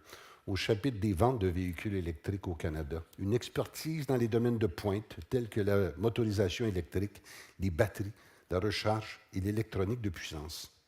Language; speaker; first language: French; native; French